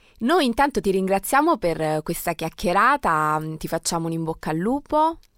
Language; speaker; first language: Italian; native; Italian